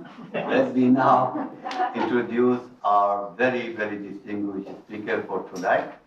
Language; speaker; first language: English; non-native, fluent; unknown